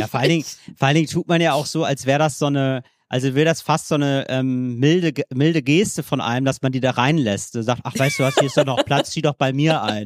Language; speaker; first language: German; native; German